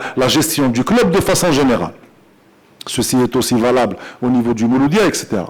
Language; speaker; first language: French; non-native, local second language; Arabic